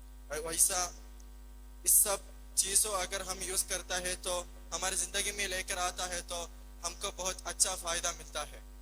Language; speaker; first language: Hindi; non-native, learner; Malayalam